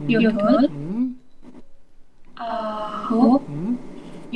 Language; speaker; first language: Korean; non-native, learner; Indonesian